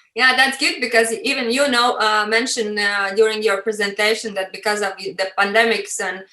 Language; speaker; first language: English; non-native, fluent; Latvian